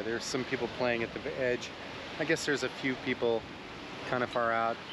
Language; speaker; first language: English; native; English